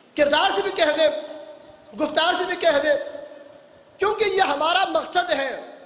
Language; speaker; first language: Urdu; non-native, local second language; Punjabi